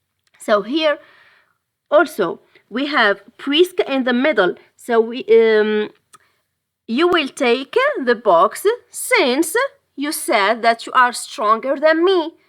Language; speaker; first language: English; non-native, fluent; French